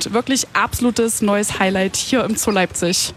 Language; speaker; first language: German; native; German